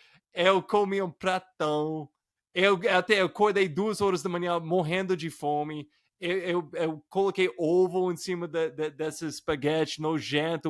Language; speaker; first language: Portuguese; non-native, fluent; English